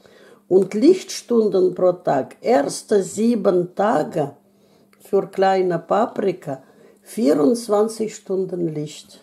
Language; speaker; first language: German; non-native, fluent; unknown